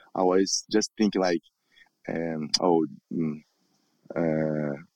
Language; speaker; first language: English; non-native, learner; Portuguese